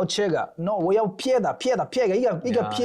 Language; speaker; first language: Chinese; non-native, learner; Portuguese